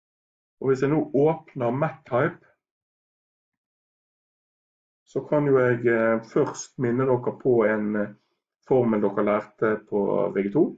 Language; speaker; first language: Norwegian; native; Norwegian